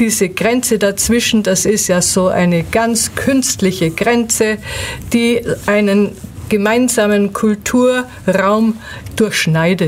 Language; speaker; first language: German; native; German